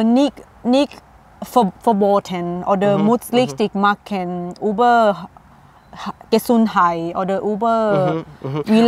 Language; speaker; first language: German; non-native, learner; Thai